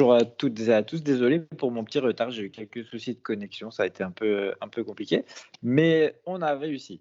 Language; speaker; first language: French; native; French